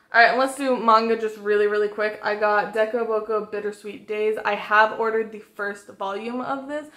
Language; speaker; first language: English; native; English